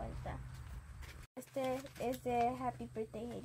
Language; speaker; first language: Spanish; early bilingual, other home language; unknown